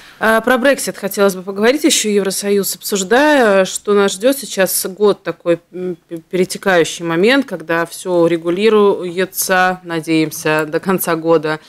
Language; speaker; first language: Russian; native; Russian